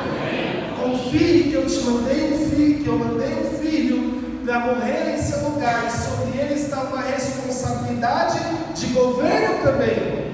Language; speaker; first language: Portuguese; native; Portuguese